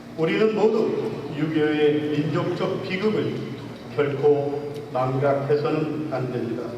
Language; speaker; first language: Korean; native; Korean